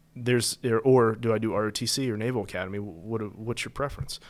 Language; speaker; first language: English; native; English